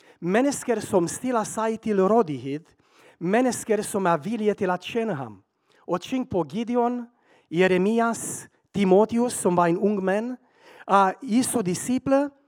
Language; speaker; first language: Swedish; non-native, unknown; Romanian